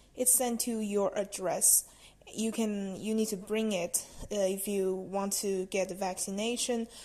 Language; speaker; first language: English; non-native, fluent; Chinese